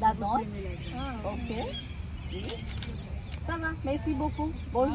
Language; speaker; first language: French; non-native, learner; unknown